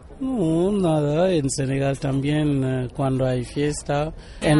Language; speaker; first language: Spanish; non-native, learner; Wolof